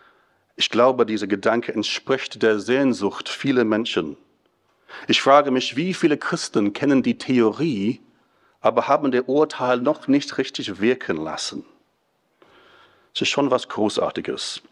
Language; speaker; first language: German; non-native, fluent; English